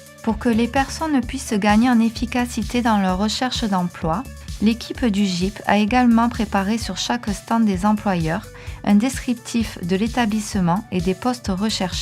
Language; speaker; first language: French; native; French